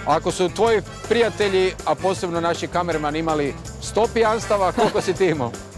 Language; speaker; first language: Croatian; native; Croatian